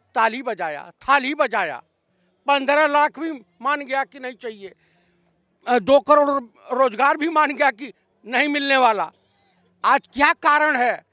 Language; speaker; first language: Hindi; native; Hindi